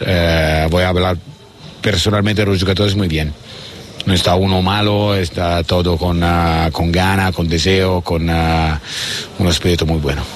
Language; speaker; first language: Spanish; non-native, learner; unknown